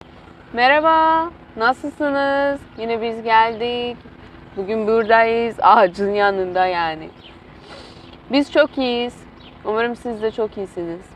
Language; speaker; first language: Turkish; non-native, fluent; Persian